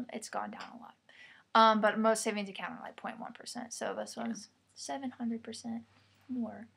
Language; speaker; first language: English; native; English